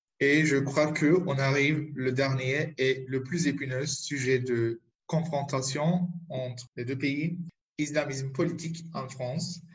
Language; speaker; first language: French; non-native, fluent; Turkish